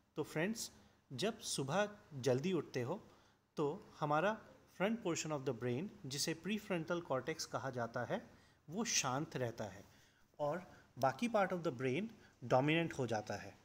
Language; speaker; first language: Hindi; non-native, local second language; Assamese